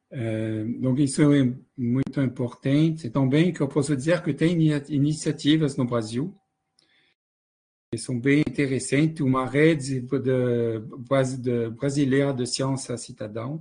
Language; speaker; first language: Portuguese; non-native, fluent; French